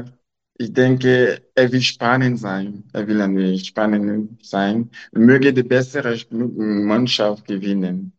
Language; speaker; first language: German; non-native, learner; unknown